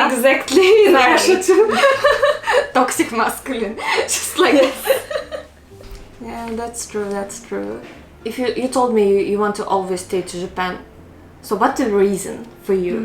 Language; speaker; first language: English; non-native, fluent; Russian